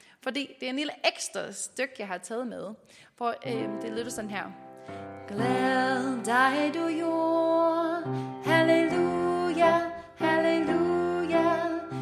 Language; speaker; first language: Danish; non-native, fluent; English